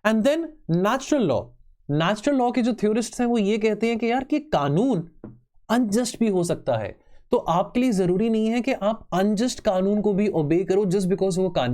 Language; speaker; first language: Hindi; native; Hindi